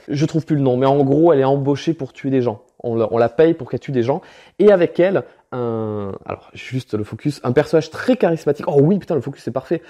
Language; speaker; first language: French; native; French